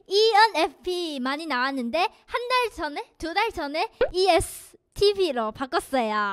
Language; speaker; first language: Korean; non-native, fluent; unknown